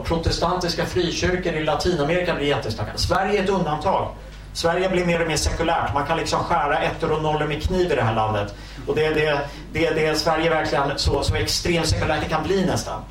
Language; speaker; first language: Swedish; native; Swedish